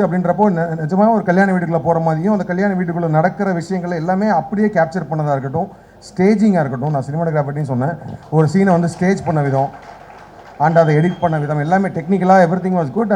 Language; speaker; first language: Tamil; native; Tamil